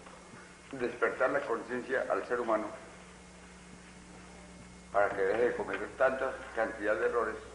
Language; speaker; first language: Spanish; native; Spanish